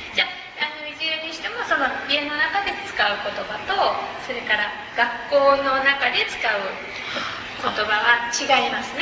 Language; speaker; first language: Japanese; native; Japanese